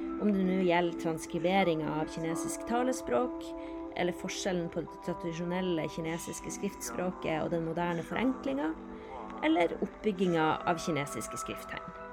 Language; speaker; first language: Norwegian; native; Norwegian